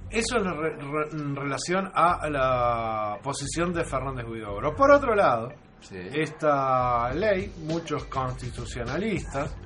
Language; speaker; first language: Spanish; native; Spanish